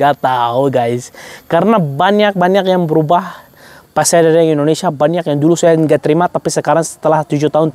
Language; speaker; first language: Indonesian; non-native, fluent; Arabic